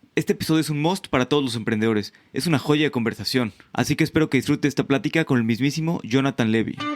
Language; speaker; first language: Spanish; native; Spanish